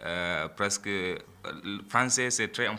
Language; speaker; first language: French; non-native, learner; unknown